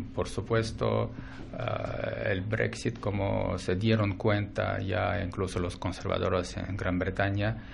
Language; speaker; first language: Spanish; non-native, fluent; Russian